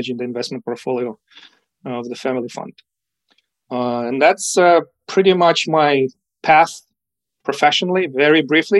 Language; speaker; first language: English; non-native, fluent; Ukrainian